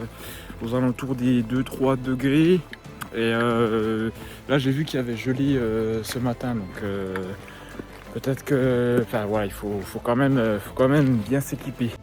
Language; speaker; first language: French; native; French